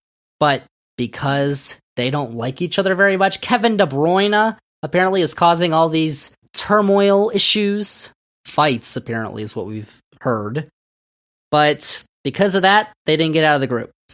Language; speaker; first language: English; native; English